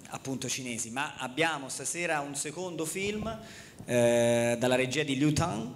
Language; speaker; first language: Italian; native; Italian